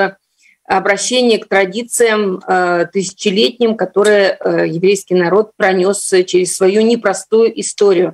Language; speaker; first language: Russian; native; Russian